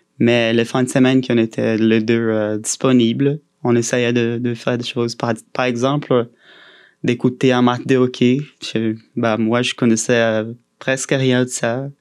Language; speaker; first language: French; non-native, fluent; Portuguese